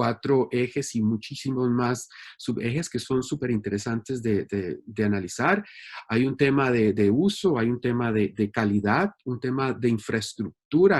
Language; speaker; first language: Spanish; native; Spanish